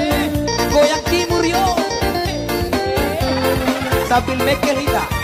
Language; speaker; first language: Indonesian; non-native, local second language; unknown